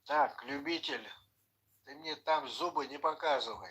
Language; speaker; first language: Russian; non-native, local second language; Chechen